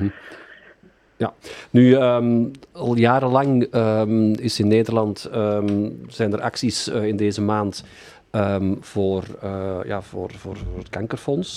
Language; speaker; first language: Dutch; native; Dutch